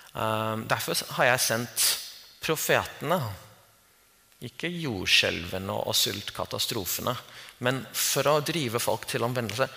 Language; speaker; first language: Norwegian; non-native, fluent; English